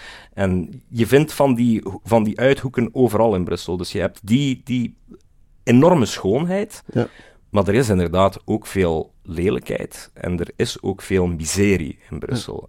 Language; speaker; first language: Dutch; native; Dutch